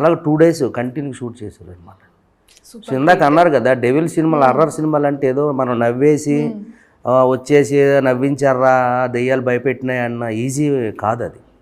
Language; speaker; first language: Telugu; native; Telugu